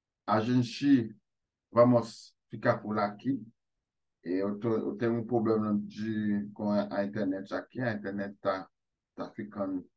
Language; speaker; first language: Portuguese; non-native, fluent; Haitian Creole